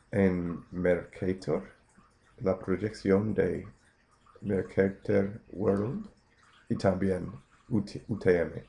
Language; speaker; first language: Spanish; non-native, fluent; English